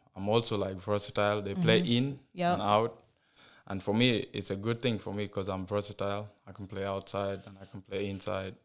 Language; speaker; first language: English; non-native, fluent; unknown